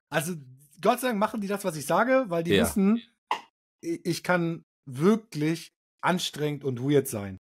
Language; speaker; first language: German; early bilingual, other home language; Arabic